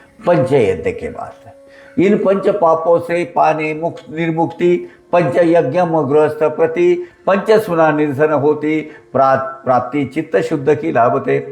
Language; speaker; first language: Hindi; non-native, local second language; Marathi